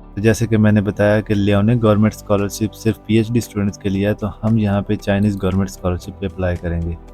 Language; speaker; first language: Urdu; native; Urdu